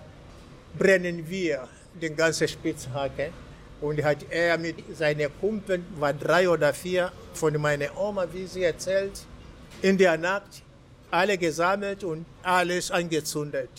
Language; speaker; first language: German; non-native, fluent; Swahili